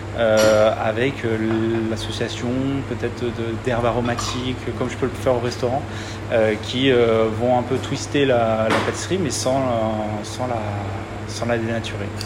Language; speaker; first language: French; native; French